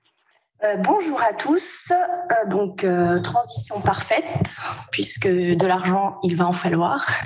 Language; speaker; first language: French; native; French